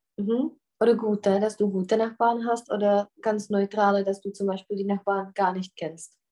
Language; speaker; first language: German; non-native, fluent; Czech